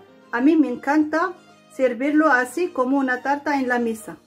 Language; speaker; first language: Spanish; non-native, fluent; Arabic